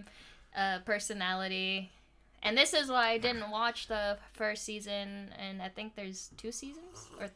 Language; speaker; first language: English; native; English